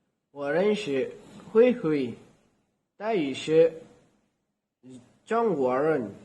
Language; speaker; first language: Chinese; non-native, learner; Malay